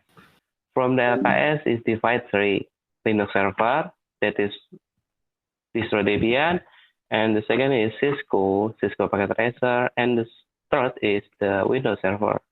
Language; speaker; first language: English; non-native, learner; Indonesian